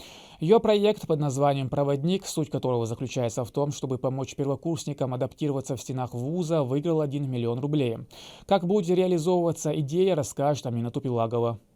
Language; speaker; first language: Russian; native; Russian